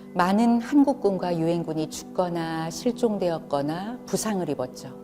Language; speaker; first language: Korean; native; Korean